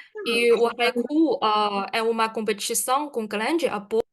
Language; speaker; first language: Portuguese; non-native, fluent; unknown